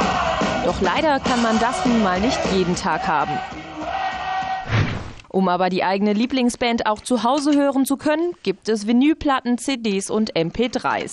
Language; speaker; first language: German; native; German